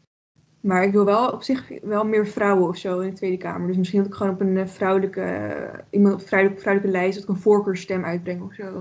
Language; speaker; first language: Dutch; native; Dutch